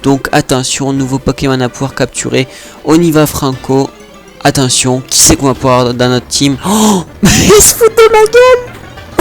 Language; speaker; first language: French; native; French